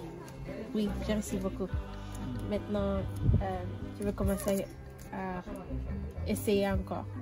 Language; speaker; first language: French; early bilingual, heritage; French